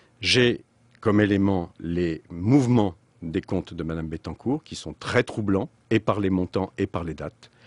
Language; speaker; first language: French; native; French